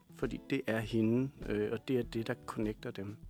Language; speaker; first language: Danish; native; Danish